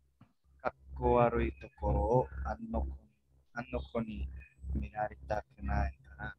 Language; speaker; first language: Japanese; non-native, learner; English